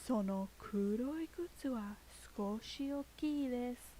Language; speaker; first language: Japanese; non-native, learner; English